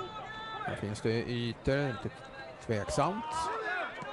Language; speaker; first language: Swedish; native; Swedish